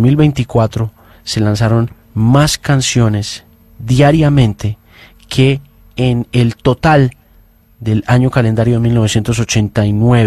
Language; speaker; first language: Spanish; native; Spanish